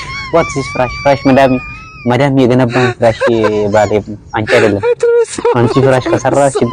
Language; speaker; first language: Arabic; non-native, learner; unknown